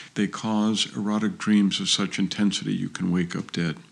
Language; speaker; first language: English; native; English